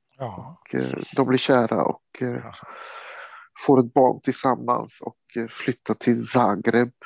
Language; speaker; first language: Swedish; early bilingual, other home language; Romany